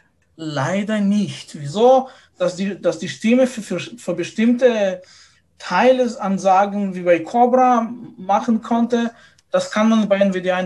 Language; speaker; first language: German; non-native, fluent; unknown